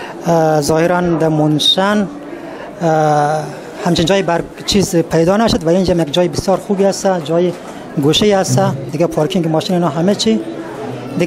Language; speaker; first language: Persian; native; Persian